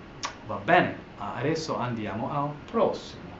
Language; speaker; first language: Italian; non-native, fluent; English